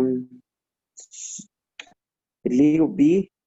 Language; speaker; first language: English; non-native, learner; Spanish